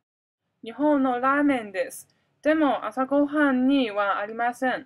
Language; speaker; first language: Japanese; non-native, learner; Cantonese